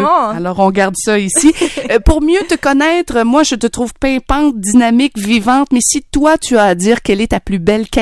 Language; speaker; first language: French; native; French